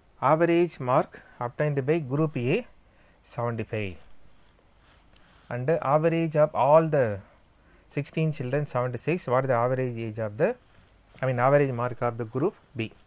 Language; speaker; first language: English; non-native, local second language; Tamil